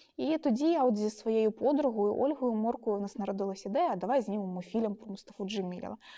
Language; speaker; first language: Ukrainian; non-native, local second language; Russian